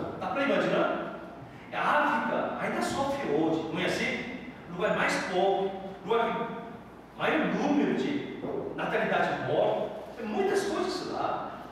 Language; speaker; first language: Portuguese; non-native, fluent; Korean